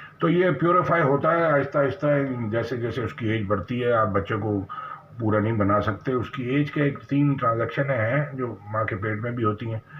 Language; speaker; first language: Urdu; native; Urdu